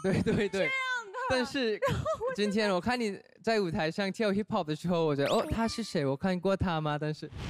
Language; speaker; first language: Chinese; non-native, learner; Thai